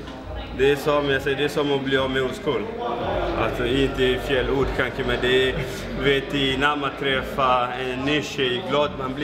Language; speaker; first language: Swedish; non-native, fluent; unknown